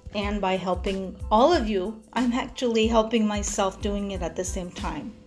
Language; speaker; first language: English; native; English